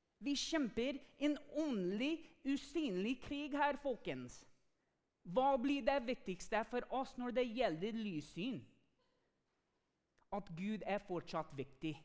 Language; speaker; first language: Norwegian; non-native, fluent; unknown